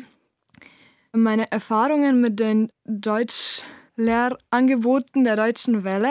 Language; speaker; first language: German; non-native, fluent; Slovenian